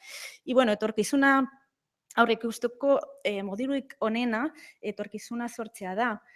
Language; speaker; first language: Basque; non-native, local second language; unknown